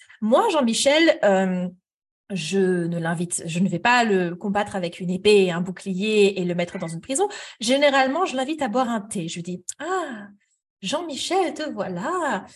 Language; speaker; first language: French; native; French